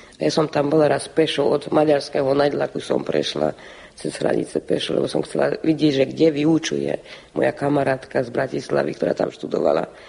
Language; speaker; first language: Slovak; early bilingual, heritage; Slovak